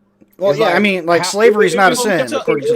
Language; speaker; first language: English; native; English